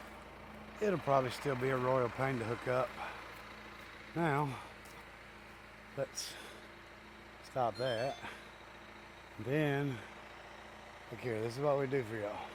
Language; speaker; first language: English; native; English